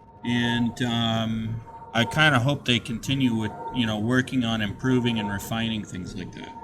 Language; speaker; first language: English; native; English